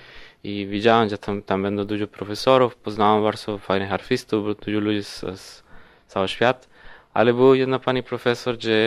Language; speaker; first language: Polish; non-native, learner; Spanish